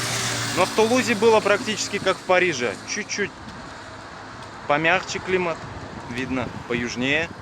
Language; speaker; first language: Russian; native; Russian